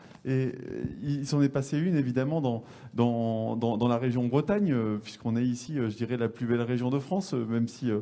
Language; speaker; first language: French; native; French